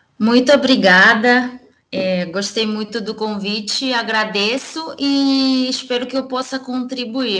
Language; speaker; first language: Portuguese; early bilingual, heritage; Spanish